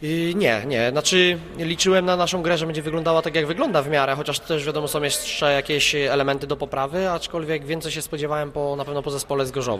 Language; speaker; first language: Polish; native; Polish